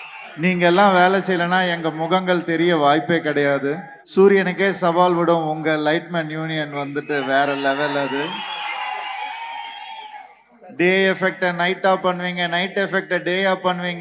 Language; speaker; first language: Tamil; native; Tamil